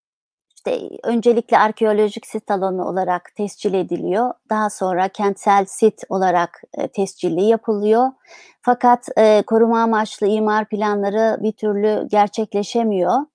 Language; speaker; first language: Turkish; native; Turkish